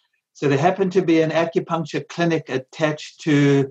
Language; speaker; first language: English; native; English